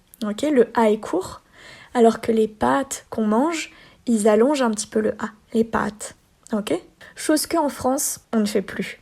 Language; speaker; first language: French; native; French